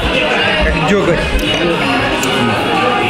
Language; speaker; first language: Russian; native; Russian